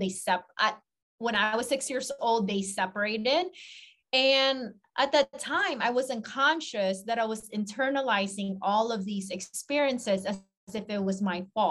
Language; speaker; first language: English; non-native, local second language; Filipino